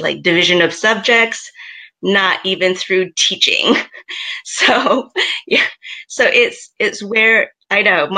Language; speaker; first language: English; native; English